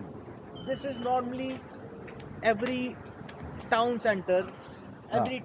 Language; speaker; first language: English; non-native, learner; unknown